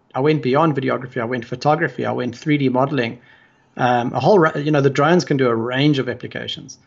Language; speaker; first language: English; native; English